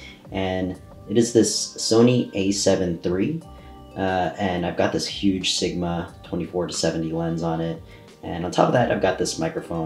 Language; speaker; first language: English; native; English